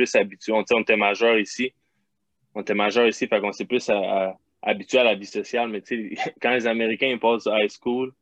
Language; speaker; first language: French; native; French